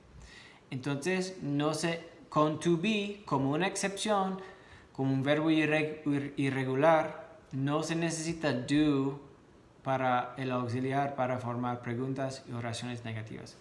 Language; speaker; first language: Spanish; non-native, fluent; English